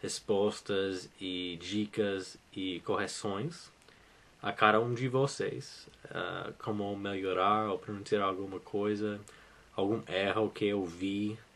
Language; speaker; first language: Portuguese; non-native, fluent; English